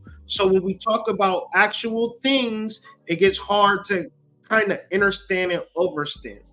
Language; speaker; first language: English; native; English